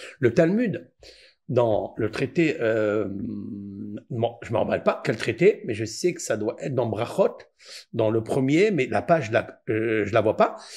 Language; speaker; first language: French; native; French